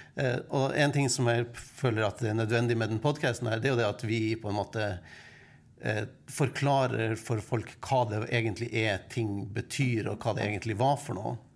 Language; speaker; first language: Norwegian; native; Norwegian